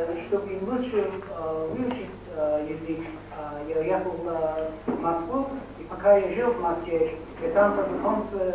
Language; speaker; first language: Russian; non-native, fluent; English